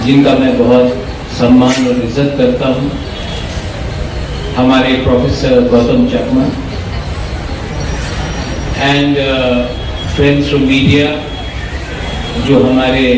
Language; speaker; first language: Hindi; non-native, local second language; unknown